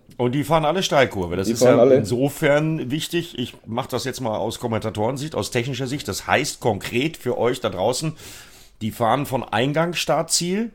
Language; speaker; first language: German; native; German